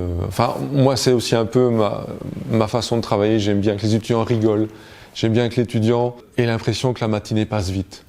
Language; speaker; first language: French; native; French